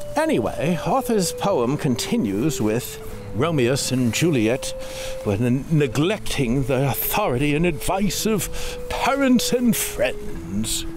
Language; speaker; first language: English; native; English